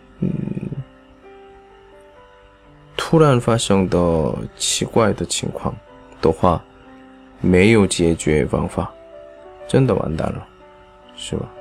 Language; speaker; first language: Chinese; non-native, fluent; Korean